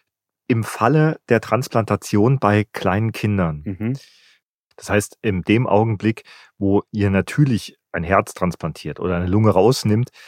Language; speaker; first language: German; native; German